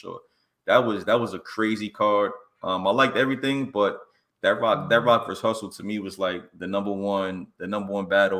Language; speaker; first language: English; native; English